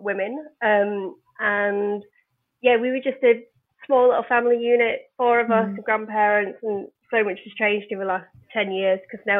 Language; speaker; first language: English; native; English